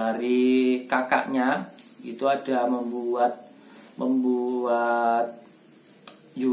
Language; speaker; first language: Indonesian; non-native, local second language; Javanese